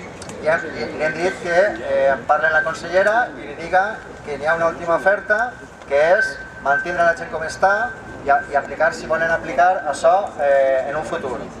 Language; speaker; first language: Catalan; native; Catalan